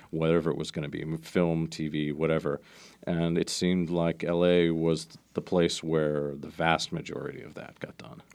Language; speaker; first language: English; native; English